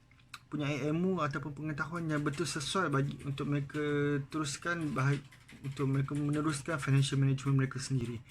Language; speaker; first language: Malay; native; Malay